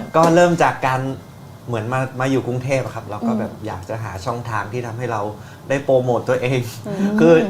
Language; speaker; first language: Thai; native; Thai